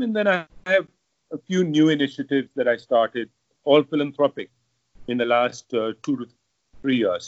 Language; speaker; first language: English; non-native, local second language; Hindi